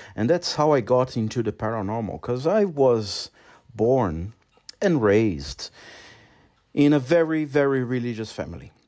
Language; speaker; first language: English; non-native, fluent; Portuguese